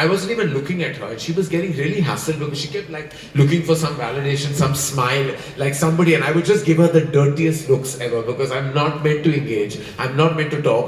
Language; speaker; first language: English; non-native, local second language; Hindi